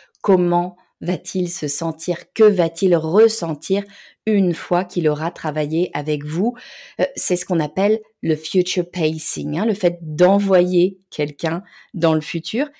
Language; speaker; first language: French; native; French